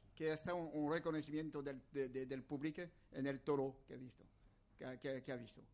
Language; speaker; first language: Spanish; non-native, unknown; French